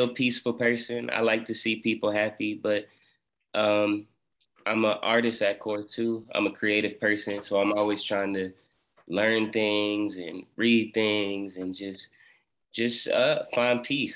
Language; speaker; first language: English; native; English